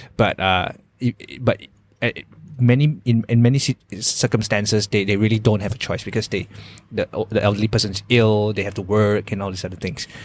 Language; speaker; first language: English; non-native, local second language; Chinese